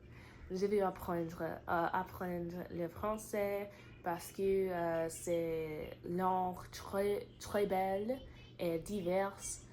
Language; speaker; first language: French; non-native, learner; English